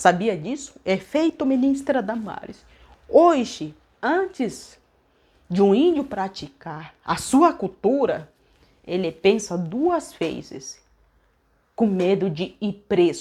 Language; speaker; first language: Portuguese; non-native, local second language; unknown